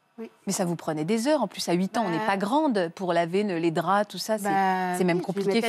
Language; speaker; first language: French; native; French